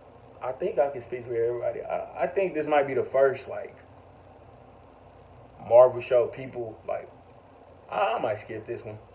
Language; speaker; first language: English; native; English